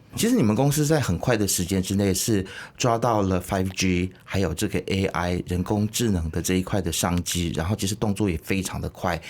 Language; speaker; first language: Chinese; native; Chinese